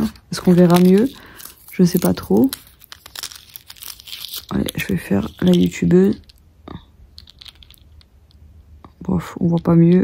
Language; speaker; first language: French; native; French